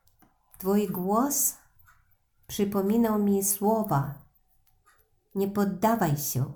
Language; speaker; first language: Polish; non-native, learner; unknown